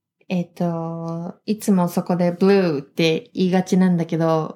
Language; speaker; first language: Japanese; early bilingual, heritage; Japanese